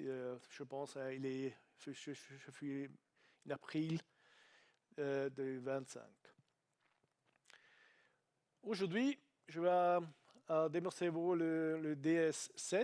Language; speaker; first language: French; non-native, learner; Italian